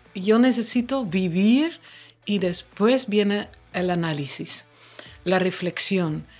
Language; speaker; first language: Spanish; non-native, fluent; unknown